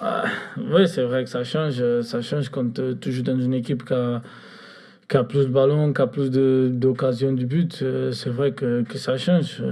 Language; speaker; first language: French; non-native, fluent; Portuguese